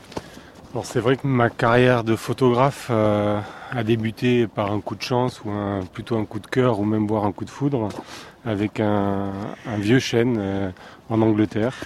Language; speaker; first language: French; native; French